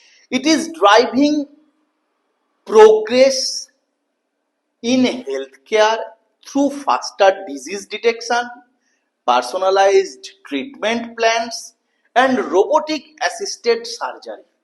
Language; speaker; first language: English; non-native, local second language; Bangla